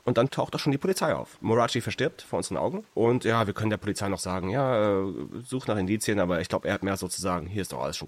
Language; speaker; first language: German; native; German